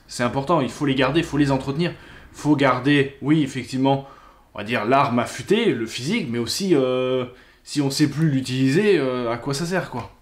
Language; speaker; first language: French; native; French